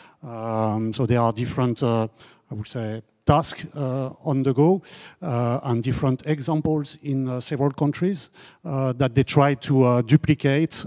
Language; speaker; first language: English; non-native, fluent; French